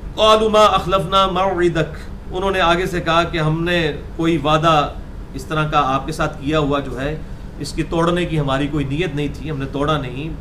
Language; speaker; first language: Urdu; non-native, local second language; Punjabi